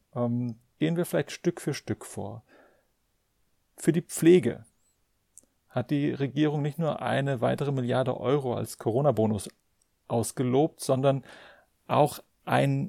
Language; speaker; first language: German; native; German